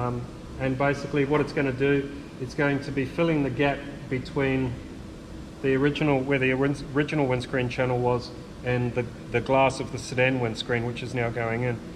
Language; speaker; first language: English; native; English